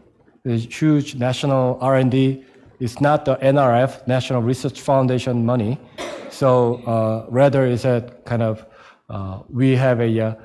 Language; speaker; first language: English; non-native, fluent; Korean